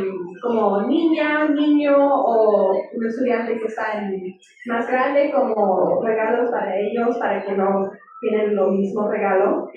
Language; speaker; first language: Spanish; early bilingual, heritage; English